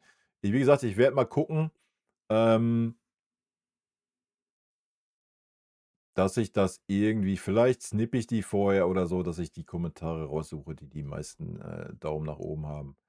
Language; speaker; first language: German; native; German